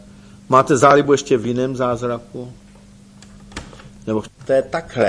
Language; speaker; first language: Czech; native; Czech